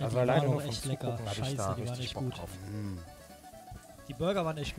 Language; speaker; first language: German; native; German